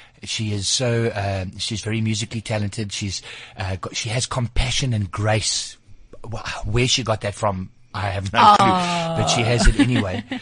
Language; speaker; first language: English; native; English